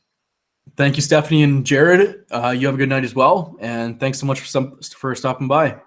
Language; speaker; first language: English; native; English